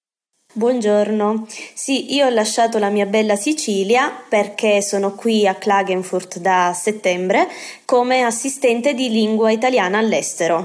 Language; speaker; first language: Italian; native; Italian